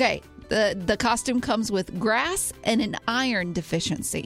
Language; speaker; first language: English; native; English